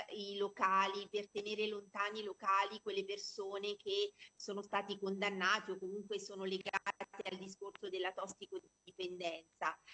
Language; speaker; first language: Italian; native; Italian